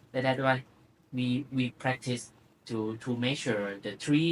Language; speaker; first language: English; non-native, learner; Thai